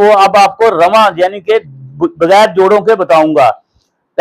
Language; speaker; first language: Hindi; non-native, local second language; Punjabi